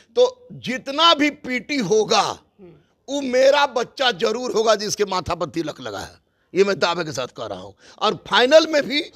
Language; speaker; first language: Hindi; native; Hindi